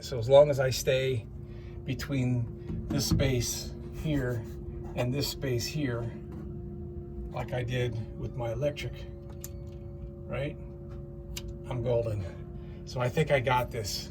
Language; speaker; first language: English; native; English